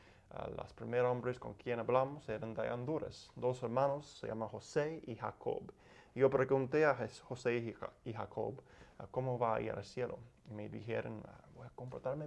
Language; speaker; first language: Spanish; non-native, learner; English